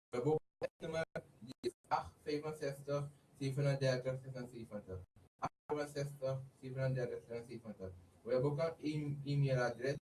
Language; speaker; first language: Dutch; non-native, learner; Haitian Creole